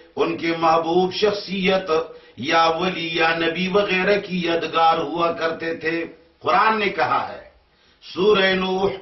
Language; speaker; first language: Urdu; non-native, local second language; Pashto